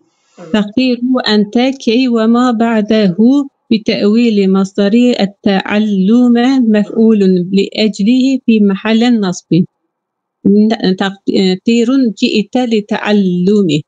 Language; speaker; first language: Arabic; non-native, learner; Turkish